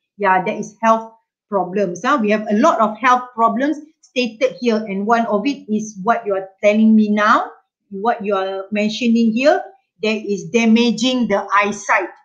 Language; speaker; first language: English; non-native, local second language; Malay